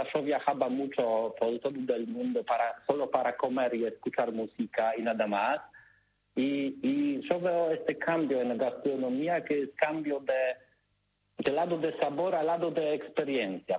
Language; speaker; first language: Spanish; non-native, learner; Polish